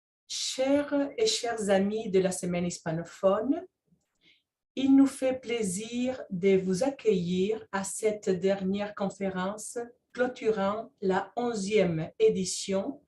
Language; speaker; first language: French; non-native, fluent; Spanish